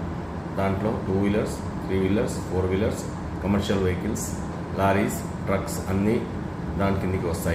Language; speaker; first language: Telugu; native; Telugu